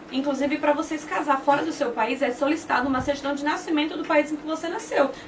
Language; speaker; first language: Portuguese; native; Portuguese